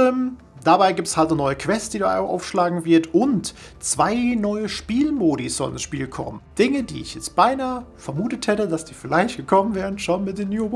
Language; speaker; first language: German; native; German